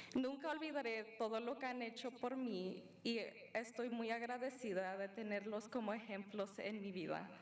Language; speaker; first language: Spanish; early bilingual, other home language; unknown